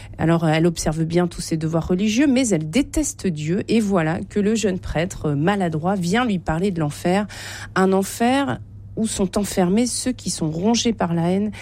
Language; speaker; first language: French; native; French